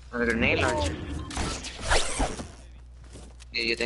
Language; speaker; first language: Spanish; early bilingual, heritage; Spanish